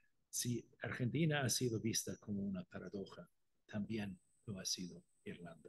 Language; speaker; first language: Spanish; non-native, fluent; Irish